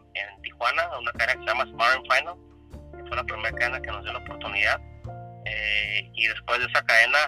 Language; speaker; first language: Spanish; native; Spanish